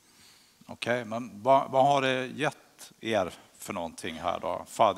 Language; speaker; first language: Swedish; native; Swedish